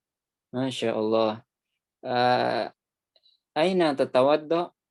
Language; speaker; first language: Arabic; non-native, fluent; Indonesian